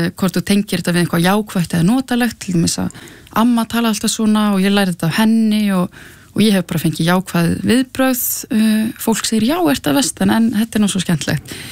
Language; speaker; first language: Icelandic; native; Icelandic